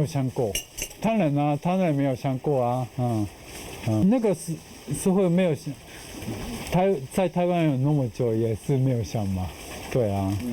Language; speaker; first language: Chinese; non-native, fluent; Japanese